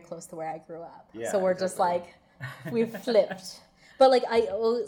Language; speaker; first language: English; native; English